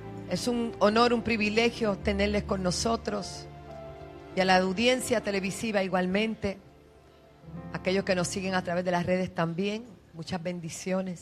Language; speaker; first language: Spanish; native; Spanish